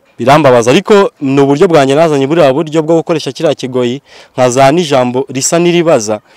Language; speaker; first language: Kinyarwanda; native; Kinyarwanda